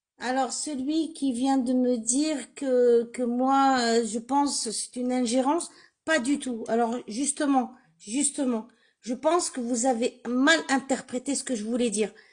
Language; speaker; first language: French; non-native, local second language; Kabyle